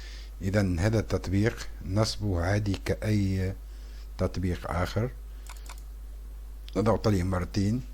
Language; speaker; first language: Arabic; native; Arabic